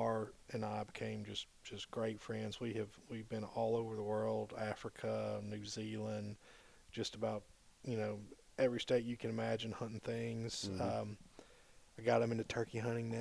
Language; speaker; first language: English; native; English